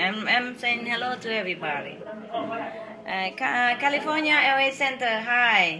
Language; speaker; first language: English; non-native, fluent; Vietnamese